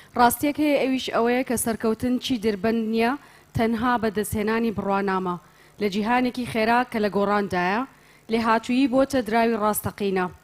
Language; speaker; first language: Central Kurdish; native; Central Kurdish